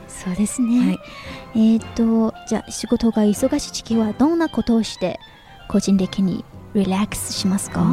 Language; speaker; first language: Japanese; non-native, fluent; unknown